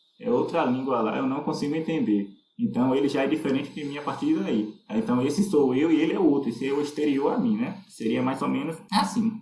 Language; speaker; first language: Portuguese; native; Portuguese